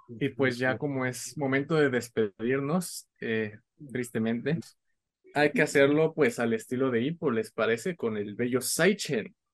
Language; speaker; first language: Spanish; native; Spanish